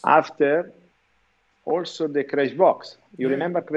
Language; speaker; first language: English; non-native, learner; Italian